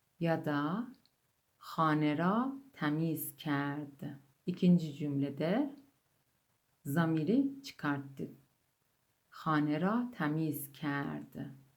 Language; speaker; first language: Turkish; non-native, fluent; Persian